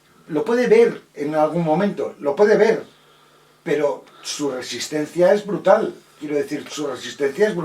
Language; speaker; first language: Spanish; native; Spanish